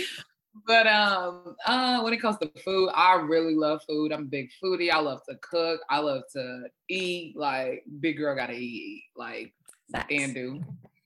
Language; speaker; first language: English; non-native, local second language; Shona